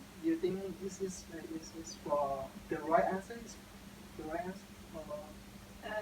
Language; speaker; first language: English; non-native, learner; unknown